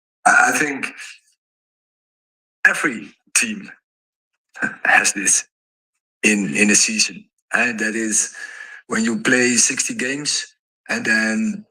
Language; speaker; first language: English; non-native, fluent; Dutch